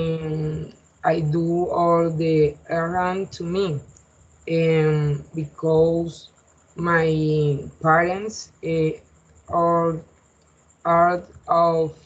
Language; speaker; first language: English; non-native, learner; Spanish